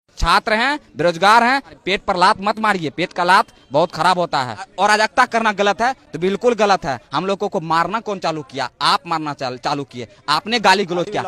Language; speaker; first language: Hindi; native; Hindi